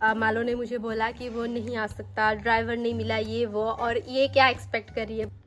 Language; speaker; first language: Hindi; non-native, local second language; Bangla